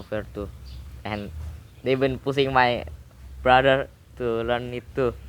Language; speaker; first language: English; non-native, learner; Indonesian